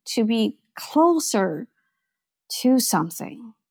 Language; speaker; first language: English; non-native, fluent; Chinese